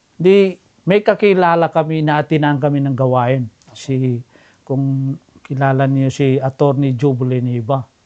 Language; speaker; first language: Filipino; non-native, local second language; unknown